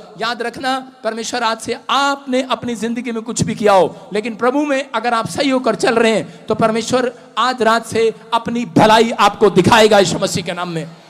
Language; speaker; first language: Hindi; non-native, local second language; Punjabi